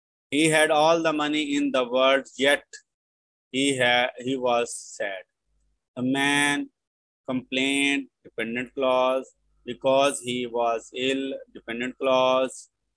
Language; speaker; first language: English; non-native, local second language; Urdu